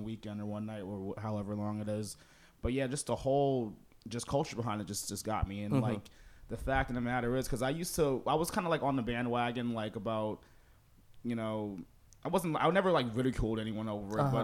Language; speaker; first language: English; native; English